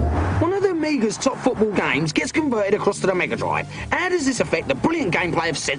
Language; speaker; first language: English; native; English